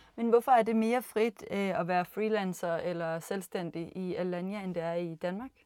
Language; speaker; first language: Danish; native; Danish